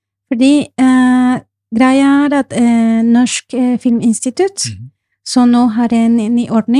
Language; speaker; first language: Norwegian; non-native, fluent; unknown